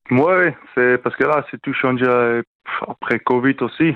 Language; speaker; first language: French; non-native, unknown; Afrikaans